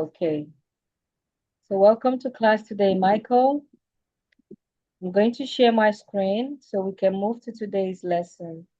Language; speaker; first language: English; non-native, fluent; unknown